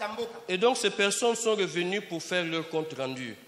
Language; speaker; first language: French; non-native, local second language; Lingala